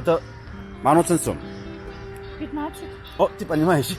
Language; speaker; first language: Russian; non-native, learner; Korean